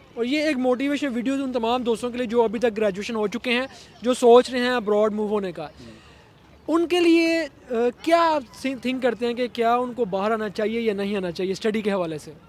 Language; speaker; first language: Urdu; native; Urdu